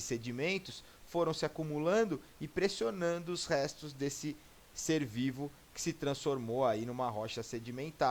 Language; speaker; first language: Portuguese; native; Portuguese